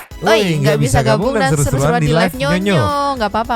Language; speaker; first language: Indonesian; native; Indonesian